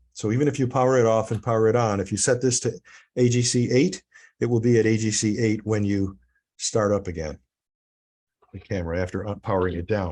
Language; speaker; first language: English; native; English